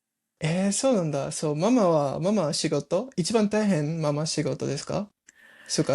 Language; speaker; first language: Japanese; non-native, learner; English